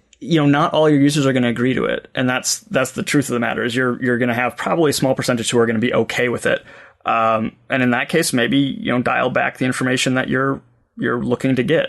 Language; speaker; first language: English; native; English